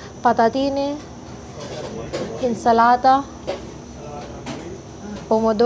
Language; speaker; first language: Italian; non-native, learner; Filipino